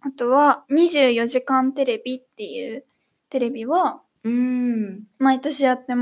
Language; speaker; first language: Japanese; native; Japanese